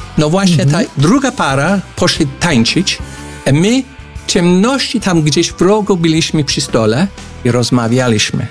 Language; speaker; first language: Polish; non-native, fluent; English